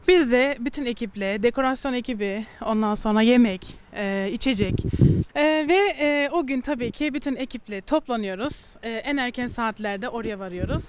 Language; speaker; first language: Turkish; early bilingual, heritage; Turkish